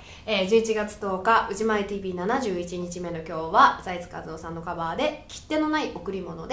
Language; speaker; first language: Japanese; native; Japanese